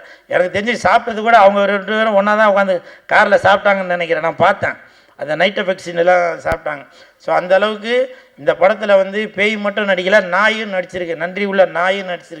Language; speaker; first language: Tamil; native; Tamil